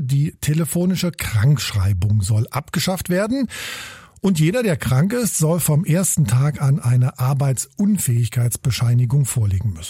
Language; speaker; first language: German; native; German